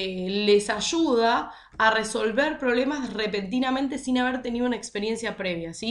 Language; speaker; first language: Spanish; native; Spanish